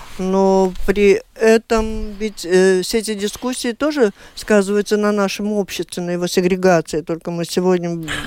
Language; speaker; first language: Russian; native; Russian